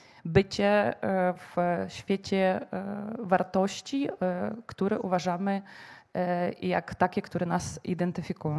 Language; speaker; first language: Polish; non-native, fluent; Ukrainian